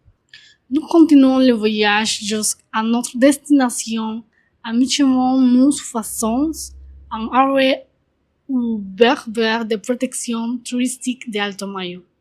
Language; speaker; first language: French; non-native, learner; Spanish